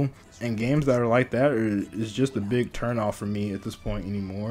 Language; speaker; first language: English; native; English